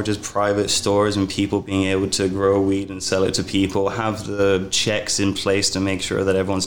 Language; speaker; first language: English; native; English